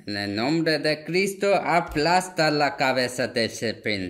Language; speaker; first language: Spanish; non-native, fluent; Korean